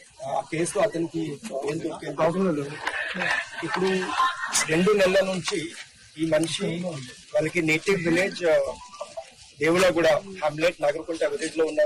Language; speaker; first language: Telugu; non-native, local second language; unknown